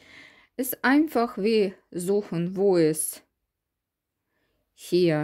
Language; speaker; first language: German; non-native, learner; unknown